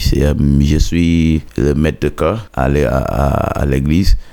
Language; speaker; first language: French; non-native, learner; Yoruba